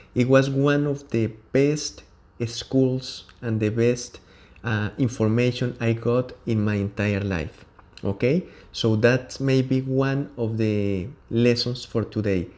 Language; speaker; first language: English; non-native, learner; Spanish